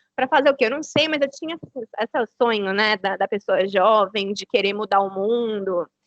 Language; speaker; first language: Portuguese; native; Portuguese